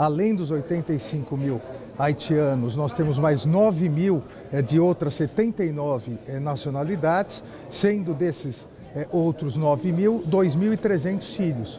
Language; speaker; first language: Portuguese; native; Portuguese